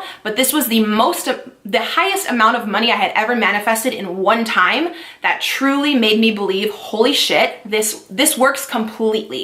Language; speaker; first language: English; native; English